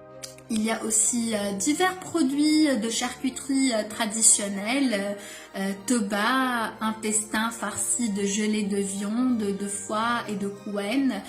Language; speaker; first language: French; non-native, local second language; Arabic